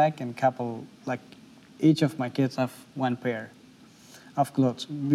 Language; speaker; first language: English; non-native, learner; Persian